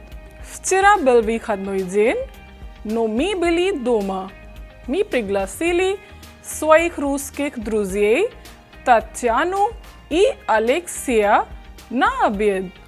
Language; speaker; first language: Russian; non-native, fluent; English